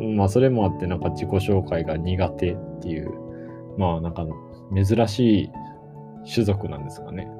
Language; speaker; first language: Japanese; native; Japanese